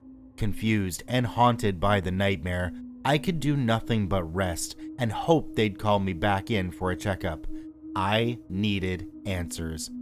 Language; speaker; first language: English; native; English